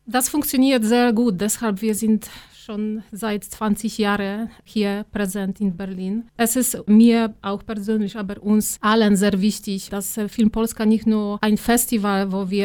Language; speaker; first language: German; non-native, fluent; Polish